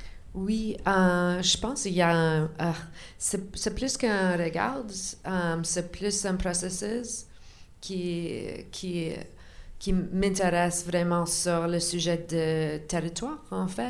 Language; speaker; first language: French; non-native, local second language; English